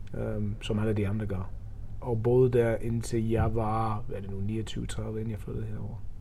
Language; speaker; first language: Danish; non-native, fluent; English